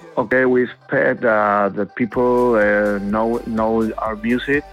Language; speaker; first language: English; non-native, learner; Spanish